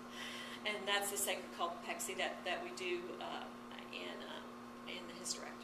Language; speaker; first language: English; native; English